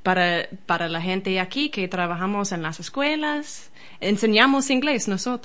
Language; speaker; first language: Spanish; non-native, learner; English